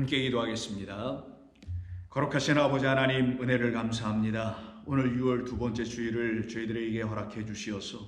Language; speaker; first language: Korean; native; Korean